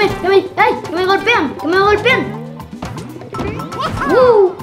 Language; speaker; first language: Spanish; native; Spanish